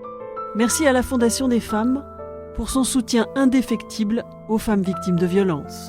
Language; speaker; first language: French; native; French